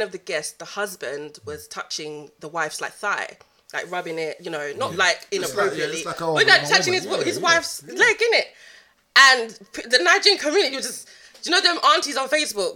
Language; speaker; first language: English; native; English